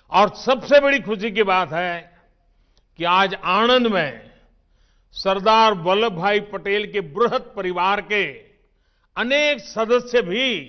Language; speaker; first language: Hindi; non-native, local second language; Gujarati